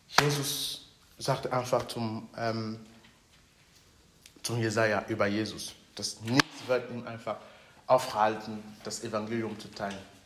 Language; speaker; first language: German; non-native, fluent; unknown